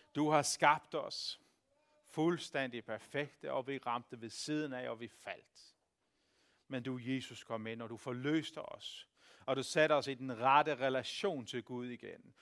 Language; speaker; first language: Danish; native; Danish